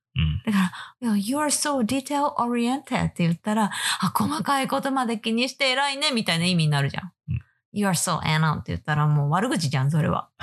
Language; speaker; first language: Japanese; native; Japanese